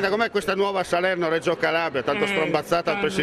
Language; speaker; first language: Italian; native; Italian